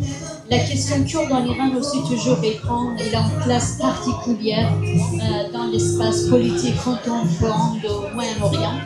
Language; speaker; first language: French; non-native, fluent; Kurdish